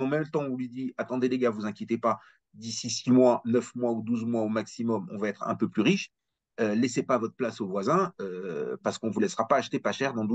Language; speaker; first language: French; native; French